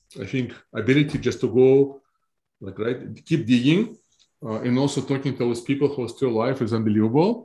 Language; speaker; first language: English; non-native, fluent; Russian